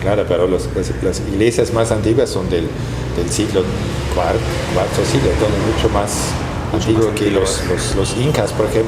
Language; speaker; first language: Spanish; non-native, fluent; German